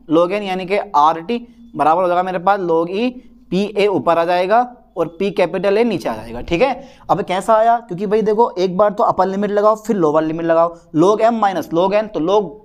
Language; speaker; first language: Hindi; native; Hindi